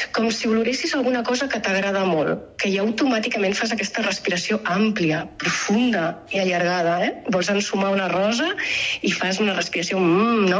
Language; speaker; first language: Catalan; native; Catalan